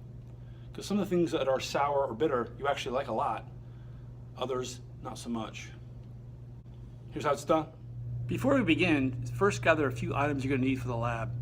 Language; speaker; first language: English; native; English